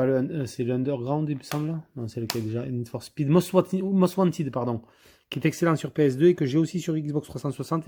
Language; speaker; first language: French; native; French